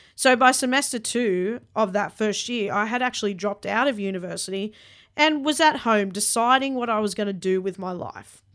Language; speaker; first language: English; early bilingual, other home language; Hindi